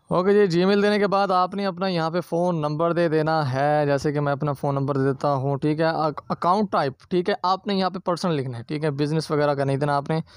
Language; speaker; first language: Urdu; non-native, local second language; Punjabi